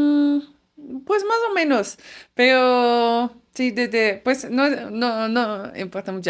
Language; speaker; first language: Spanish; non-native, fluent; Dutch